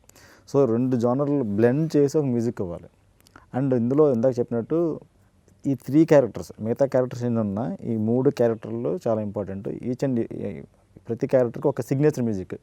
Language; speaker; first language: Telugu; native; Telugu